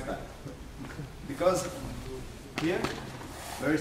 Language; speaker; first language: English; non-native, learner; German